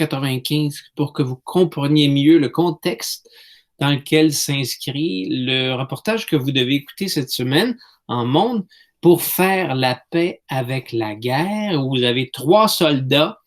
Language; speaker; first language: French; native; French